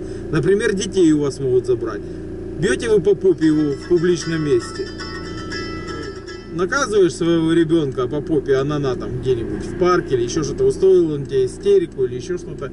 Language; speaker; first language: Russian; native; Russian